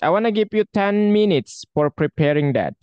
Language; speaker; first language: English; non-native, fluent; Indonesian